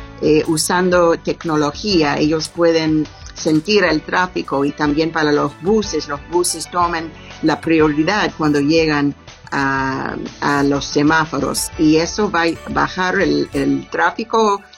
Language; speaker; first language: Spanish; non-native, learner; English